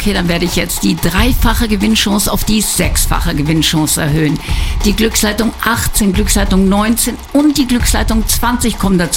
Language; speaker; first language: German; native; German